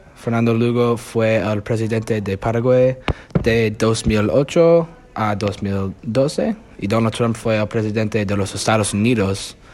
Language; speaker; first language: Spanish; non-native, learner; English